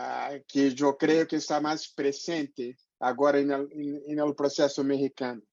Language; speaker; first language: Spanish; non-native, fluent; Portuguese